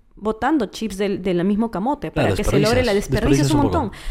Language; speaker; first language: Spanish; native; Spanish